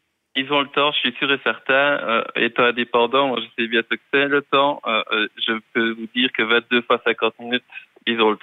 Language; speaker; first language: French; native; French